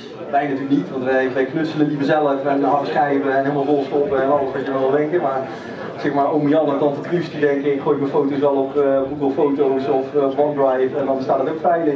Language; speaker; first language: Dutch; native; Dutch